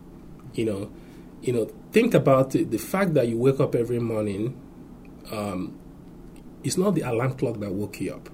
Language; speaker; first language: English; non-native, local second language; Igbo